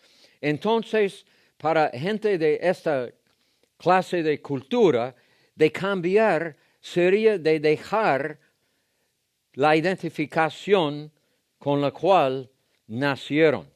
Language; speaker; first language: Spanish; non-native, fluent; English